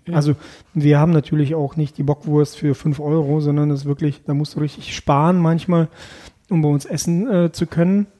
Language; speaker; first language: German; early bilingual, other home language; Russian